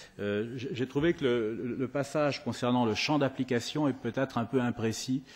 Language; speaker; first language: French; native; French